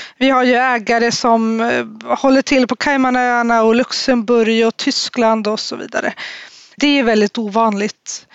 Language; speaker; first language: Swedish; native; Swedish